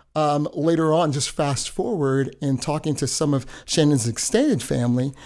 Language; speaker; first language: English; native; English